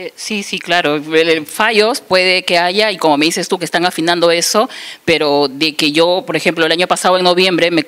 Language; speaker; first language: Spanish; native; Spanish